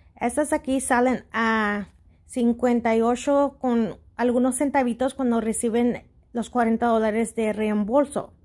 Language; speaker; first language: Spanish; early bilingual, heritage; Spanish